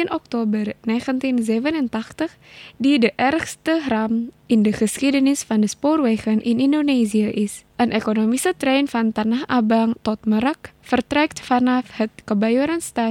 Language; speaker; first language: Dutch; non-native, learner; Indonesian